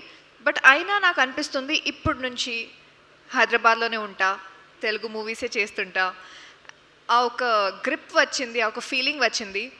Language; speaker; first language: Telugu; non-native, local second language; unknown